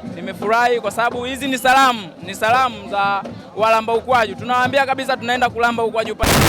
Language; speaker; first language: Swahili; native; Swahili